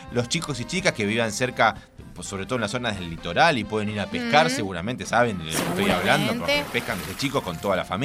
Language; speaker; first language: Spanish; native; Spanish